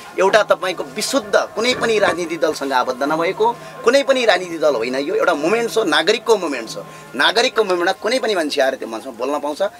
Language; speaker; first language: Nepali; native; Nepali